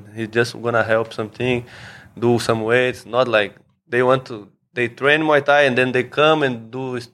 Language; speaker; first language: English; non-native, learner; Portuguese